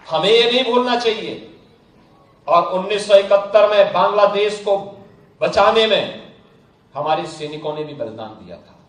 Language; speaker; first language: Hindi; native; Hindi